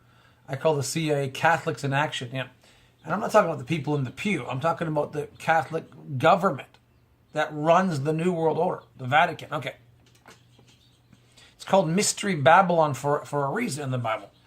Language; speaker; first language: English; native; English